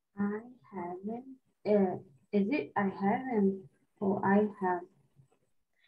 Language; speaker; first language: English; non-native, learner; Portuguese